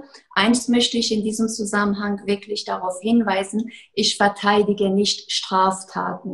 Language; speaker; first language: German; non-native, fluent; Persian